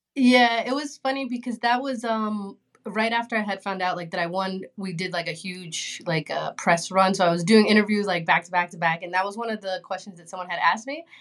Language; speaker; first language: English; early bilingual, other home language; Spanish